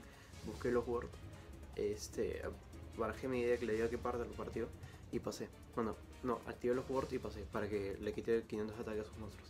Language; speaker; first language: Spanish; native; Spanish